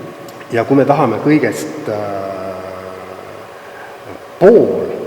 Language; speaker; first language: Estonian; native; Estonian